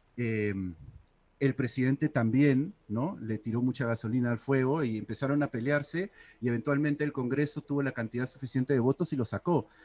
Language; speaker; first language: Spanish; native; Spanish